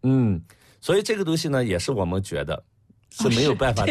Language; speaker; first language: Chinese; native; Chinese